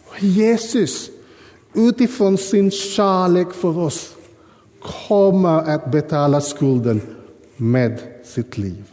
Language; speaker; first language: Swedish; non-native, fluent; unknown